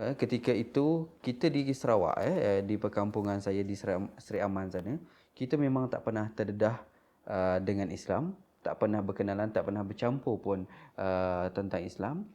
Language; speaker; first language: Malay; non-native, local second language; Iban